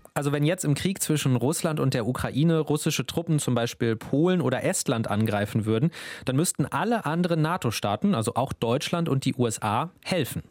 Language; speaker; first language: German; native; German